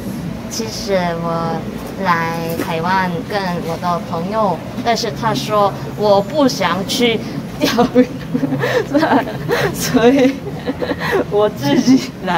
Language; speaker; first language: Chinese; non-native, learner; Korean